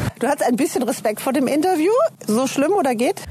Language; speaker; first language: German; native; German